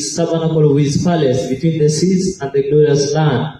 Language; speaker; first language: English; non-native, local second language; Swahili